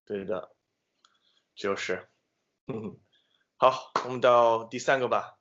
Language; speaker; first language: Chinese; non-native, fluent; English